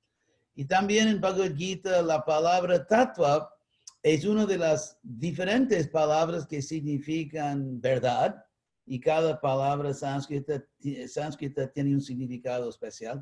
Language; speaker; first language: Spanish; non-native, fluent; English